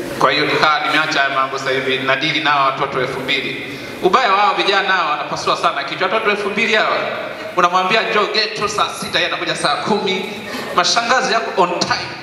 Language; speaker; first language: Swahili; native; Swahili